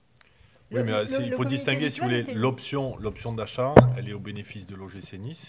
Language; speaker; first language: French; native; French